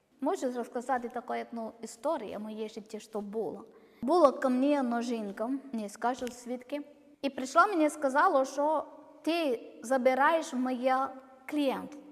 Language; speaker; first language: Ukrainian; non-native, learner; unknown